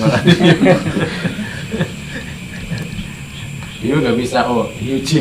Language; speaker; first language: Indonesian; native; Indonesian